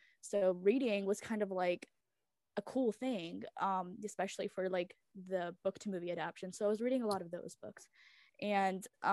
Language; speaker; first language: English; early bilingual, other home language; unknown